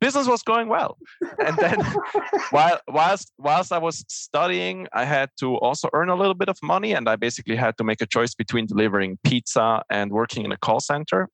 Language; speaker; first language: English; non-native, fluent; Swiss German